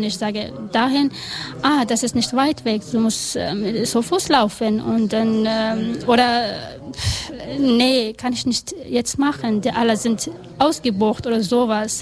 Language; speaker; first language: German; non-native, learner; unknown